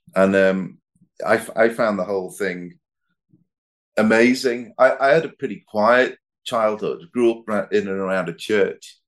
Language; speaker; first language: English; native; English